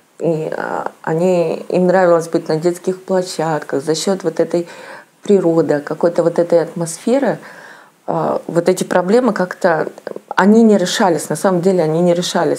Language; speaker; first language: Russian; native; Russian